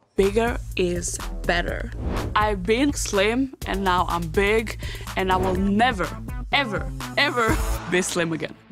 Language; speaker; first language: English; early bilingual, other home language; Serbian